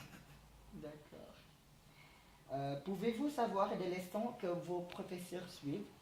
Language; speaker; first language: French; non-native, learner; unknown